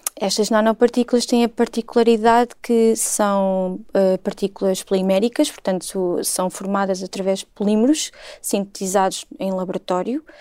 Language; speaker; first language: Portuguese; native; Portuguese